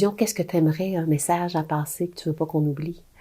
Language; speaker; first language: French; native; French